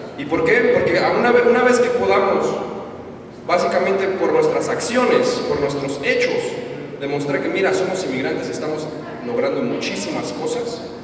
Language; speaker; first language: Spanish; native; Spanish